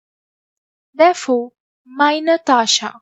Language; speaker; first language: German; non-native, fluent; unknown